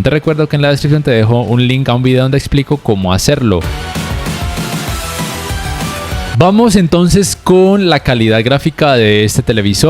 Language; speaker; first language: Spanish; native; Spanish